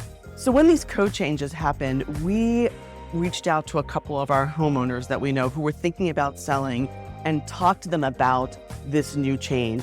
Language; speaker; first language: English; native; English